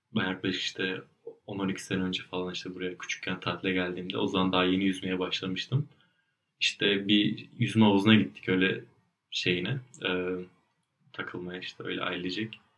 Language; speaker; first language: Turkish; native; Turkish